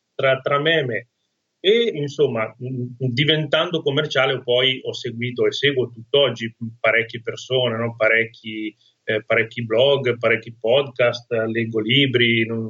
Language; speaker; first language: Italian; native; Italian